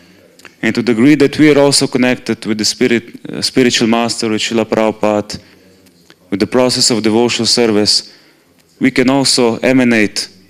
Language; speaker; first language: English; non-native, fluent; Slovenian